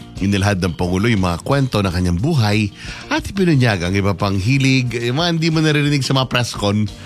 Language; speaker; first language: Filipino; non-native, local second language; Pampanga